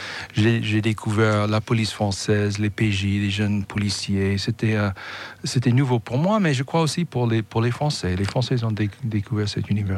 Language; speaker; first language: French; non-native, fluent; English